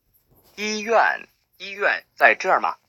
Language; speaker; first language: Chinese; non-native, learner; English